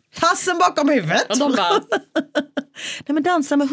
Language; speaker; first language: Swedish; native; Swedish